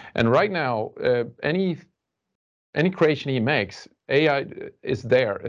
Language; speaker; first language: English; non-native, fluent; Swedish